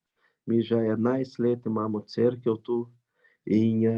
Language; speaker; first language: Slovenian; non-native, learner; Portuguese